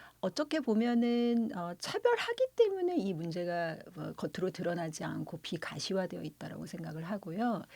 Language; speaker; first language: Korean; native; Korean